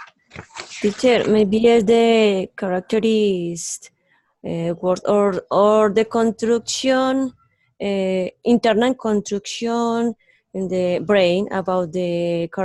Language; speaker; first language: English; non-native, learner; Spanish